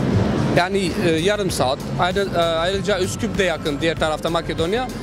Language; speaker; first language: Turkish; non-native, fluent; Albanian